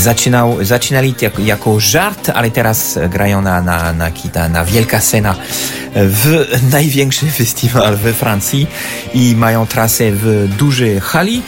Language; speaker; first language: Polish; non-native, fluent; French